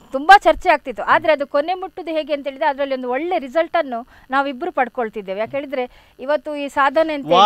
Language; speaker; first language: Kannada; non-native, local second language; Tulu